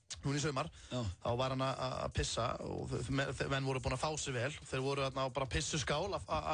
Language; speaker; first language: Icelandic; native; Icelandic